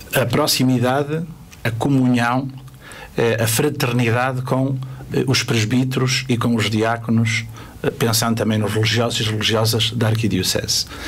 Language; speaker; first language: Portuguese; native; Portuguese